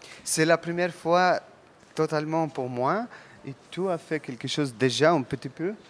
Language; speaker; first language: French; non-native, learner; Russian